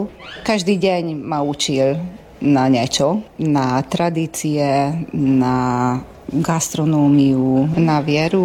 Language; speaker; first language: Slovak; early bilingual, heritage; Slovak